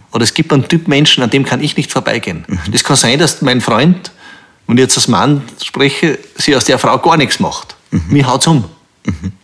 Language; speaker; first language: German; native; German